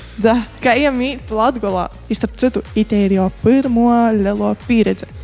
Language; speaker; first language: Latvian; native; Latvian